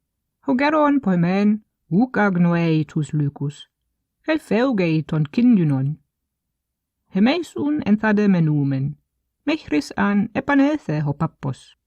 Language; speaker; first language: Greek; non-native, fluent; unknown